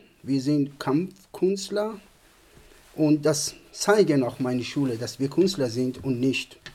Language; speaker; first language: German; non-native, fluent; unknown